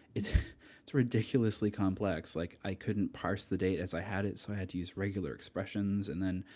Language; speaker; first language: English; native; English